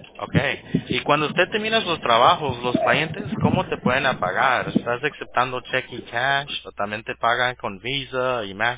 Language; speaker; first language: Spanish; early bilingual, heritage; Spanish